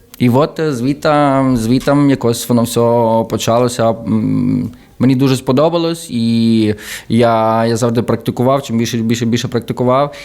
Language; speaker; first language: Ukrainian; early bilingual, heritage; Ukrainian